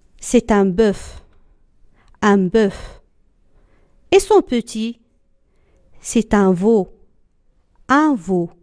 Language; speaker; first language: French; non-native, local second language; Arabic